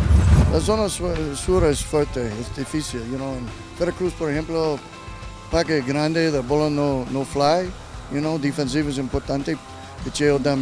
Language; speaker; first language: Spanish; non-native, learner; English